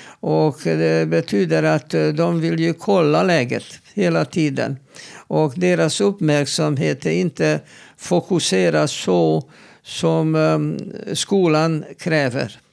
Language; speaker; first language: Swedish; non-native, fluent; Hungarian